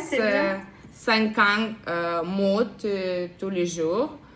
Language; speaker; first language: French; non-native, learner; Russian